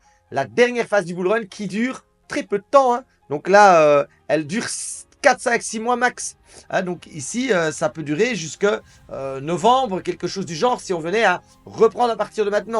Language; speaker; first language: French; native; French